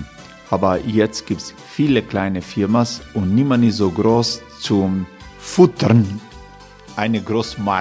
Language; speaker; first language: German; non-native, learner; Croatian